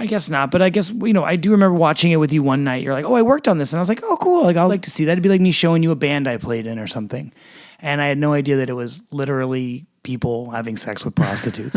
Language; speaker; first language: English; native; English